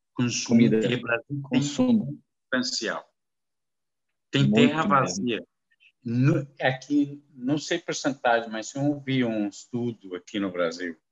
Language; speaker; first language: Portuguese; non-native, learner; Arabic